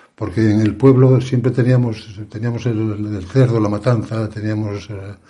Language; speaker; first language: Spanish; native; Spanish